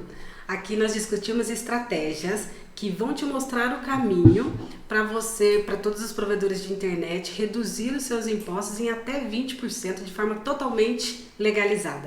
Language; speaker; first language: Portuguese; native; Portuguese